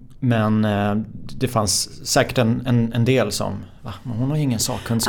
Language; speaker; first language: Swedish; native; Swedish